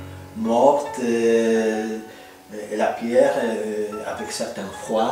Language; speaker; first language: French; non-native, fluent; Polish